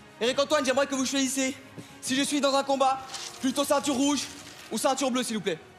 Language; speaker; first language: French; non-native, fluent; Arabic